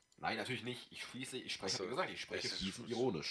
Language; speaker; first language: German; native; German